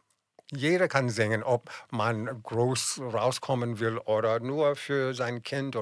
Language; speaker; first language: German; non-native, fluent; English